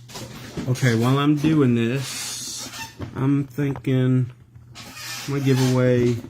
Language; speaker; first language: English; native; English